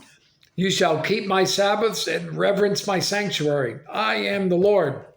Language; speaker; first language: English; native; English